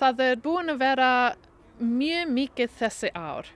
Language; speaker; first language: Icelandic; non-native, learner; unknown